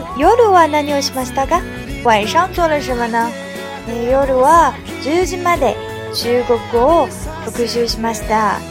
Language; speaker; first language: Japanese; non-native, fluent; Chinese